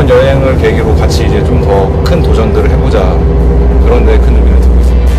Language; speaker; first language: Korean; native; Korean